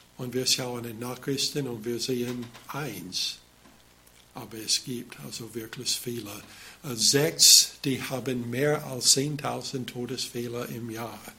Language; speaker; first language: German; non-native, fluent; English